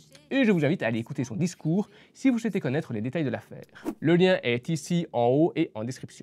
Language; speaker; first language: French; native; French